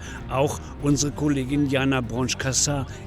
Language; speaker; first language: German; native; German